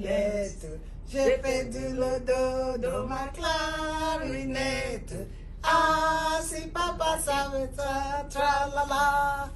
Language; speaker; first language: French; non-native, fluent; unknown